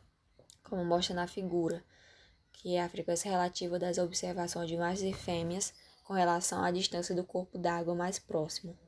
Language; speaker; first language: Portuguese; native; Portuguese